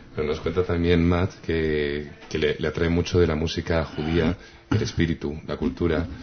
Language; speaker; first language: Spanish; native; Spanish